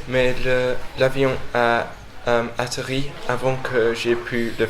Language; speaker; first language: French; non-native, fluent; English